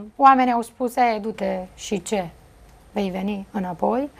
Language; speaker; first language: Romanian; native; Romanian